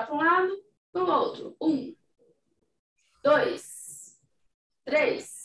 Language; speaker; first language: Portuguese; native; Portuguese